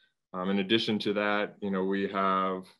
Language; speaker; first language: English; native; English